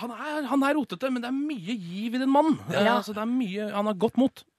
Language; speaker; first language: Norwegian; native; Norwegian